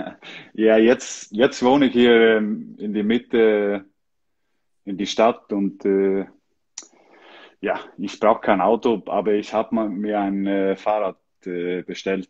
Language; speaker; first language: German; non-native, learner; Icelandic